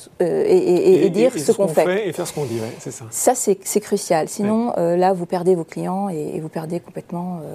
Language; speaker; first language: French; native; French